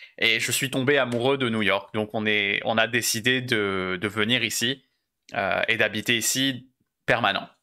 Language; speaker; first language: French; native; French